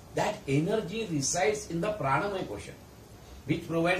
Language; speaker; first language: Hindi; non-native, local second language; Marathi